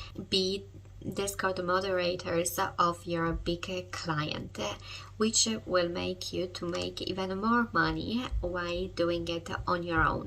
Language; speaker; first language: English; non-native, fluent; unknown